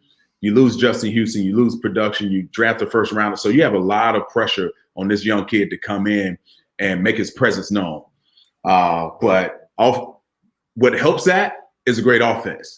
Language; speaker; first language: English; native; English